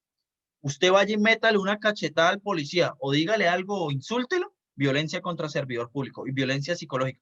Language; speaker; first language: Spanish; native; Spanish